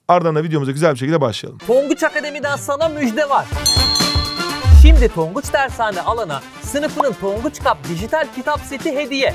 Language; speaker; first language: Turkish; native; Turkish